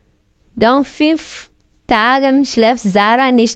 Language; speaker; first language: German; non-native, fluent; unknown